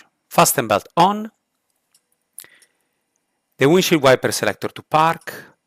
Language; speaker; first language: English; non-native, fluent; Italian